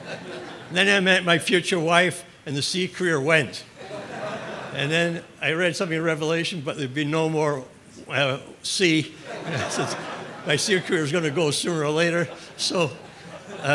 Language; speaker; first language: English; native; English